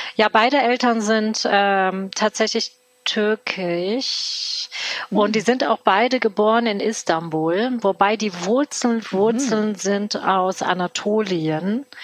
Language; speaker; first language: German; early bilingual, other home language; Turkish